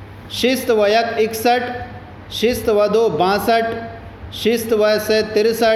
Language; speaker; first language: Persian; non-native, fluent; Urdu